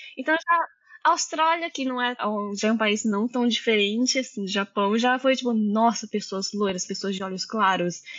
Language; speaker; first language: Portuguese; early bilingual, heritage; Japanese